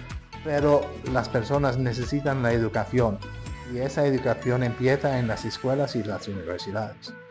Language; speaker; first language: Spanish; non-native, fluent; English